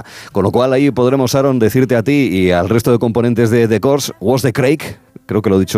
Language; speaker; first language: Spanish; native; Spanish